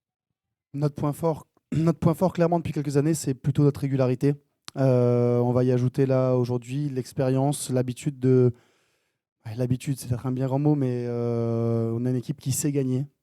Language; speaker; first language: French; native; French